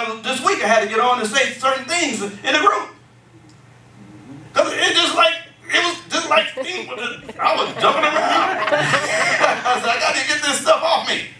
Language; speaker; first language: English; native; English